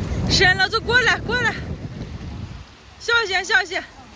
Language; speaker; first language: Chinese; native; Chinese